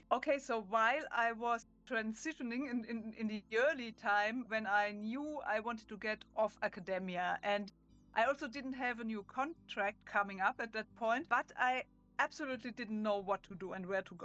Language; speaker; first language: English; non-native, fluent; German